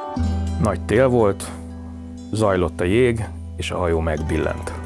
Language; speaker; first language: Hungarian; native; Hungarian